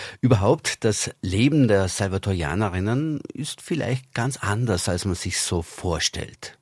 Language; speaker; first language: German; native; German